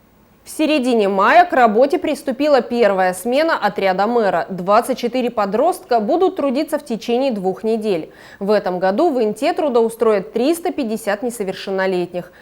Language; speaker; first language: Russian; native; Russian